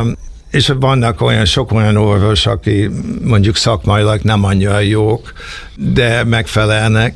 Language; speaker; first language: Hungarian; early bilingual, heritage; Hungarian